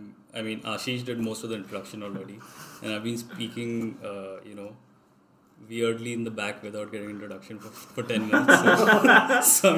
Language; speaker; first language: English; non-native, local second language; Hindi